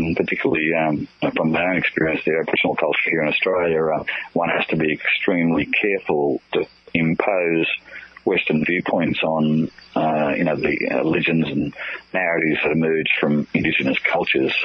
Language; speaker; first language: English; native; English